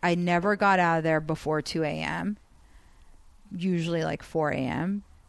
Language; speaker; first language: English; non-native, fluent; Persian